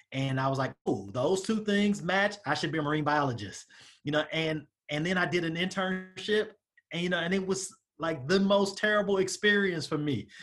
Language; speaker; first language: English; native; English